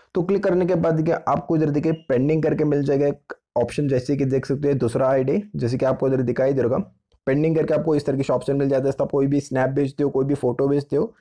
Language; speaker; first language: Hindi; non-native, local second language; Marathi